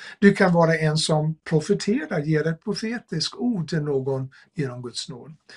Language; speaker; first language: Swedish; non-native, fluent; English